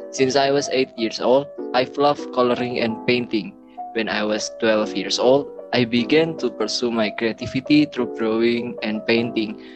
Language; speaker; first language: English; non-native, learner; Indonesian